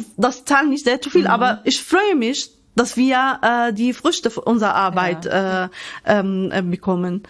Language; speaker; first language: German; non-native, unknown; Arabic